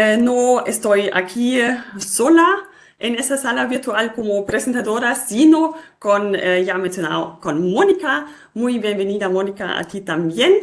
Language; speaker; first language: Spanish; non-native, fluent; German